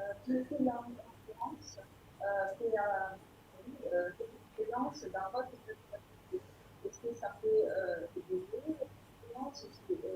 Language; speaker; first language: French; non-native, learner; Italian